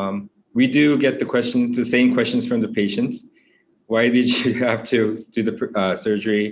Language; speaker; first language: English; non-native, fluent; Korean